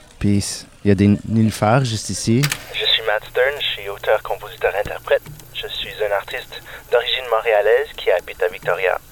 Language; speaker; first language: French; non-native, local second language; English